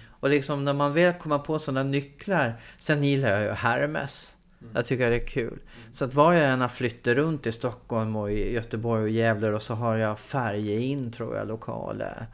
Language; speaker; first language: Swedish; native; Swedish